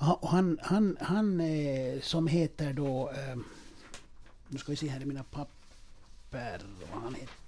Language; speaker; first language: Swedish; native; Swedish